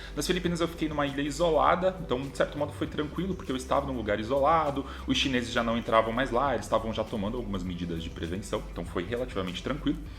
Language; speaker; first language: Portuguese; native; Portuguese